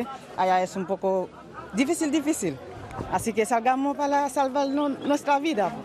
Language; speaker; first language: Spanish; non-native, learner; Haitian Creole